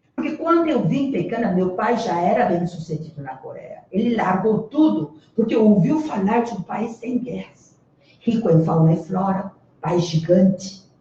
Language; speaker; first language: Portuguese; early bilingual, other home language; Korean